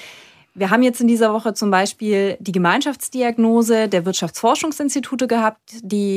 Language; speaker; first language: German; native; German